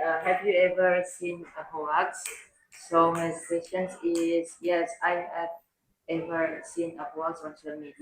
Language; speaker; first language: English; non-native, learner; Indonesian